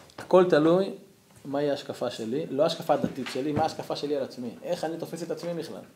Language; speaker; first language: Hebrew; native; Hebrew